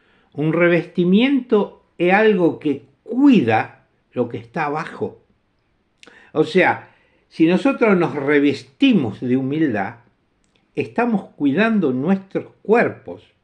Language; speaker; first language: Spanish; non-native, fluent; Italian